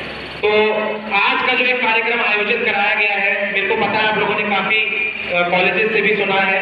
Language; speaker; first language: Hindi; native; Hindi